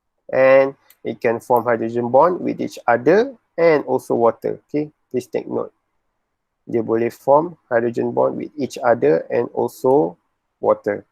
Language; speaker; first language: English; non-native, local second language; Malay